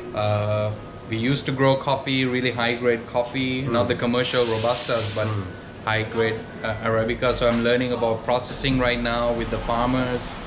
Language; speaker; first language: English; non-native, local second language; Sinhala